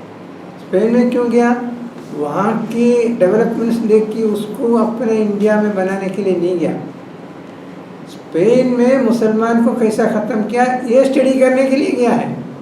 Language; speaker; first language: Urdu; non-native, local second language; Malayalam